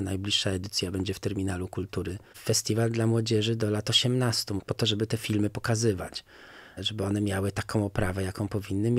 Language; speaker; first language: Polish; native; Polish